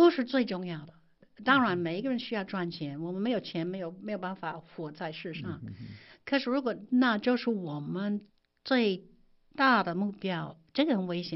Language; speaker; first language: Chinese; non-native, fluent; English